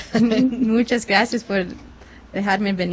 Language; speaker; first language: Spanish; non-native, fluent; English